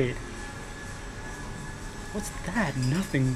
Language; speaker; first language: English; non-native, learner; Japanese